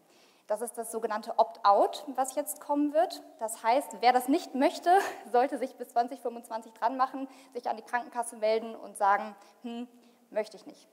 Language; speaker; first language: German; native; German